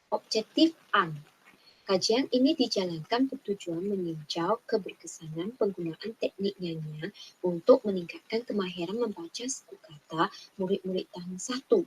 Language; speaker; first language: Malay; non-native, local second language; Chinese